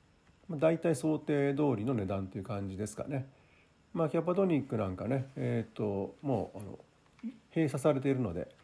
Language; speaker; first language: Japanese; native; Japanese